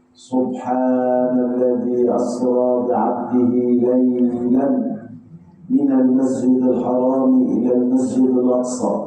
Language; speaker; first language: Malay; non-native, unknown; Arabic